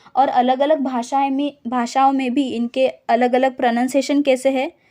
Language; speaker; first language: Hindi; non-native, local second language; Marathi